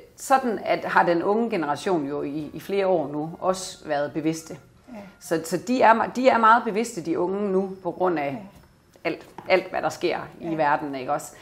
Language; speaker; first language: Danish; native; Danish